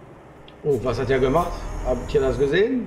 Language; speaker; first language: German; non-native, fluent; French